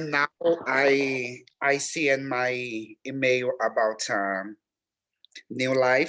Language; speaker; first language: English; non-native, learner; Portuguese